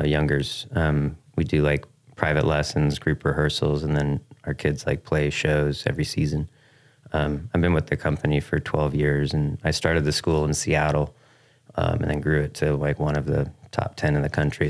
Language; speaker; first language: English; native; English